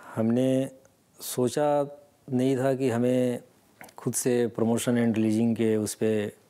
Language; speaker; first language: Hindi; native; Hindi